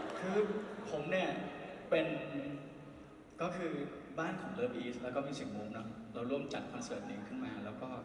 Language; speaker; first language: Thai; native; Thai